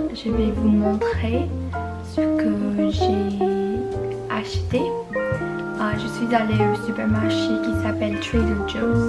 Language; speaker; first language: French; non-native, learner; English